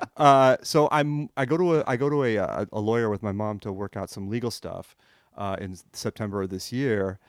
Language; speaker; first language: English; non-native, fluent; French